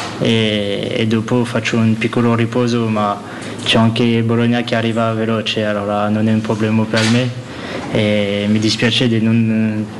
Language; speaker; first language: Italian; non-native, learner; French